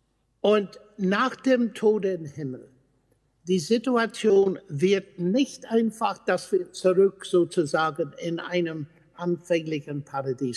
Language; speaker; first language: German; non-native, fluent; English